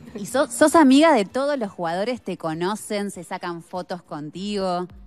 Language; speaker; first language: Spanish; native; Spanish